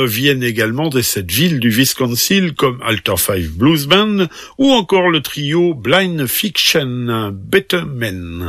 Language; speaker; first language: French; native; French